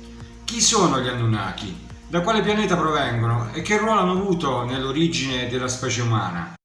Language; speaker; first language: Italian; native; Italian